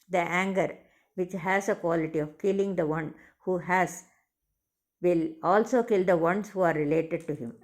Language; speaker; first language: English; non-native, local second language; Tamil